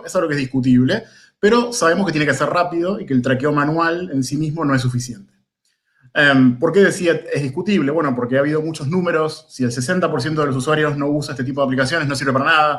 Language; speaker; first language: Spanish; native; Spanish